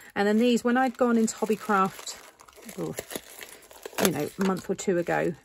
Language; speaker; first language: English; native; English